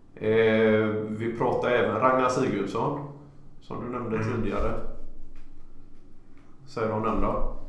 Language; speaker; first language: Swedish; native; Swedish